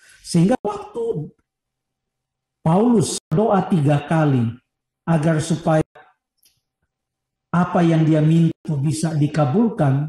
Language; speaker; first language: Indonesian; native; Indonesian